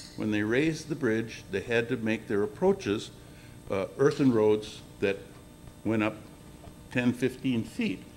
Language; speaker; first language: English; native; English